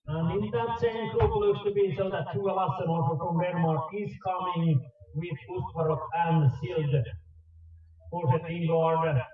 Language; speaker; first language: English; non-native, fluent; Finnish